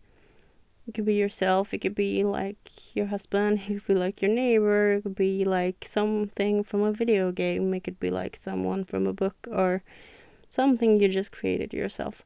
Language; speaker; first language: English; non-native, fluent; Norwegian